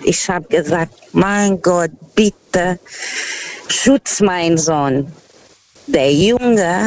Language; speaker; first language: German; non-native, fluent; Portuguese